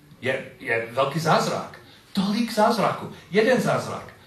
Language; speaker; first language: Czech; non-native, learner; English